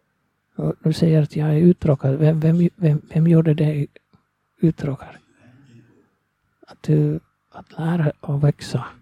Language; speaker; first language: Swedish; non-native, fluent; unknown